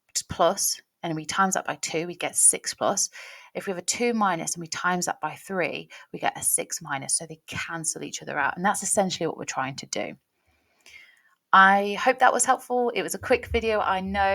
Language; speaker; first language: English; native; English